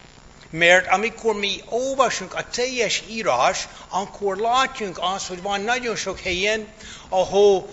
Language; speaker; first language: Hungarian; non-native, fluent; English